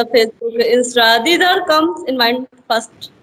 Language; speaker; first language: English; non-native, learner; Hindi